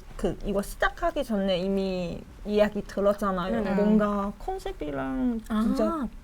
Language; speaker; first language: Korean; non-native, fluent; Vietnamese